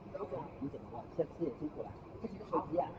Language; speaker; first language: Chinese; native; Chinese